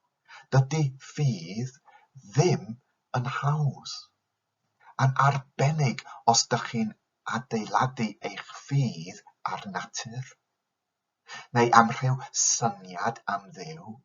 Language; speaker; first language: Welsh; non-native, fluent; English